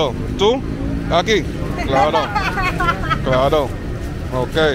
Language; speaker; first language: Spanish; non-native, learner; English